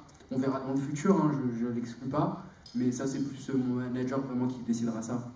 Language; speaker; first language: French; native; French